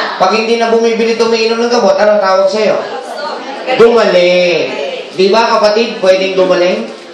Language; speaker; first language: Filipino; native; Filipino